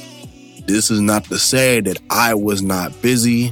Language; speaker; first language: English; native; English